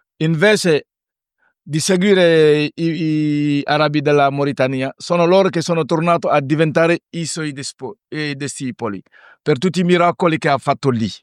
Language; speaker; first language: Italian; non-native, fluent; Wolof